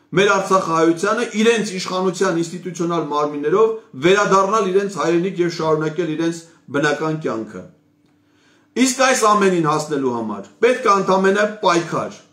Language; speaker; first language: Armenian; native; Armenian